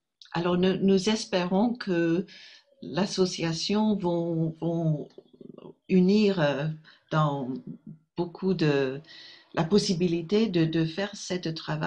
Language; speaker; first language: French; non-native, fluent; English